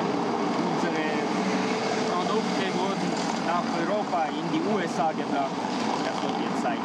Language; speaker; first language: German; non-native, fluent; Ukrainian